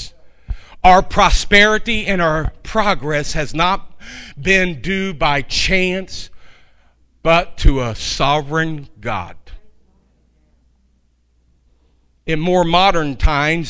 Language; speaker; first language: English; native; English